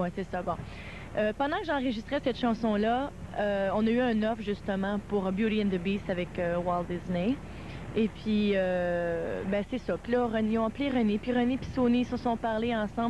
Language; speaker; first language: French; native; French